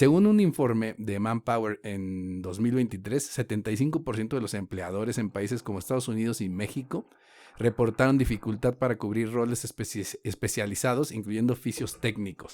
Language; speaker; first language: Spanish; native; Spanish